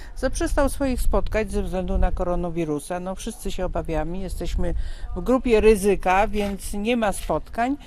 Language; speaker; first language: Polish; native; Polish